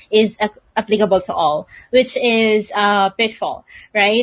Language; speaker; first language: English; non-native, local second language; Filipino